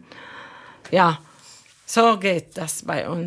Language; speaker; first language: German; non-native, learner; Arabic